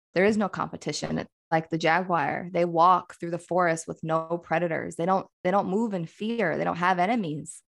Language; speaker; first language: English; native; English